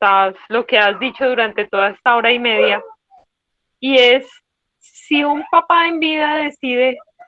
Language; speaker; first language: Spanish; native; Spanish